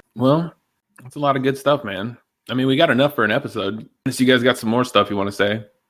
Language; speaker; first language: English; native; English